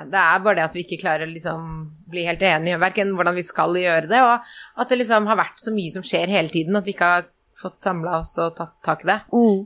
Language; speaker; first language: Norwegian; native; Norwegian